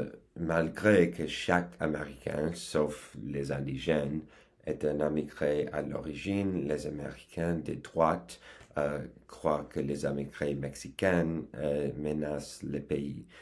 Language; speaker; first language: French; non-native, learner; English